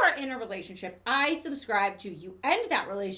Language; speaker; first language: English; native; English